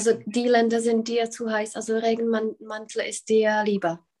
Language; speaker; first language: German; non-native, fluent; Czech